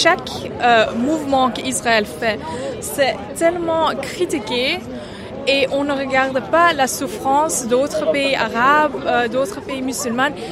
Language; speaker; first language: French; non-native, fluent; Persian